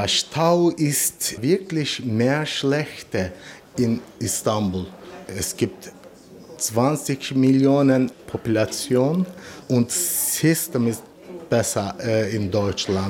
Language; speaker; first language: German; non-native, learner; Turkish